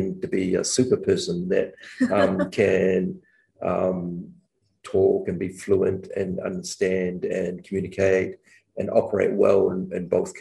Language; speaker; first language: English; native; English